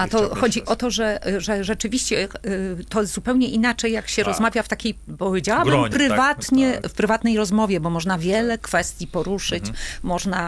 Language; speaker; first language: Polish; native; Polish